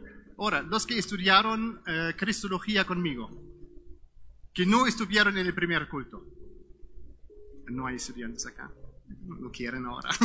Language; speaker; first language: Spanish; non-native, fluent; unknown